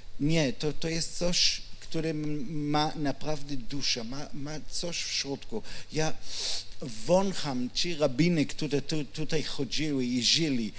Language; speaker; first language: Polish; non-native, learner; Hebrew